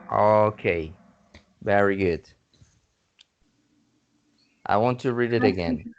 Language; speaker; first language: English; non-native, fluent; Spanish